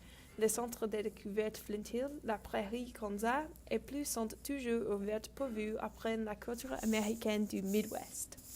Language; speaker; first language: French; non-native, learner; English